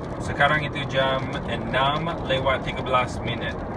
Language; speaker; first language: Indonesian; non-native, fluent; English